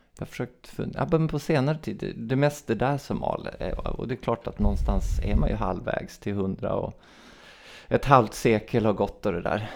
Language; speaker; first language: Swedish; native; Swedish